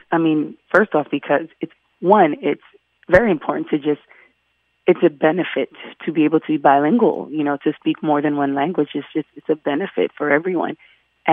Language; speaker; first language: English; early bilingual, other home language; Haitian Creole